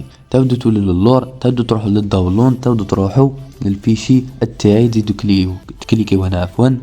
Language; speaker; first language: Arabic; native; Arabic